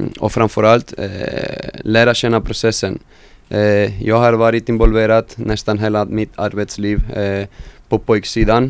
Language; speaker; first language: Swedish; non-native, fluent; Spanish